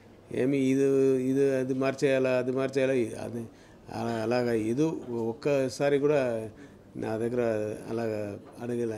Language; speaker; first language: Telugu; non-native, learner; Tamil